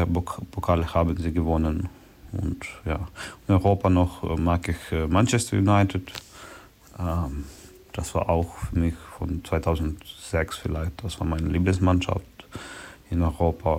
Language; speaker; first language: German; non-native, learner; Ukrainian